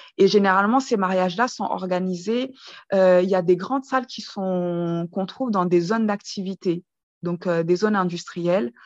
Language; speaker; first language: French; early bilingual, other home language; Kinyarwanda